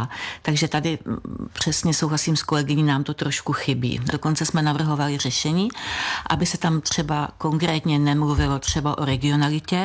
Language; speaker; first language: Czech; native; Czech